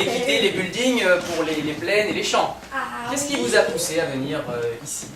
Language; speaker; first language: French; native; French